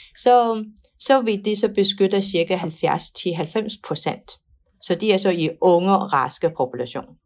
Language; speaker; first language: Danish; non-native, fluent; Chinese